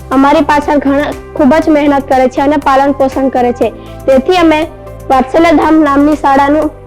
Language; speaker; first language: Gujarati; non-native, local second language; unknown